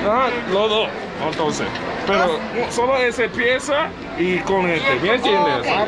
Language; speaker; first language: Spanish; non-native, learner; English